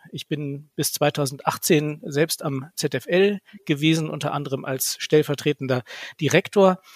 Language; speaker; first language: German; native; German